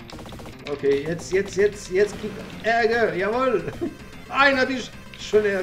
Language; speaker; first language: German; non-native, learner; French